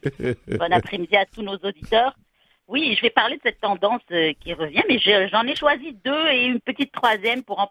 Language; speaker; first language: French; native; French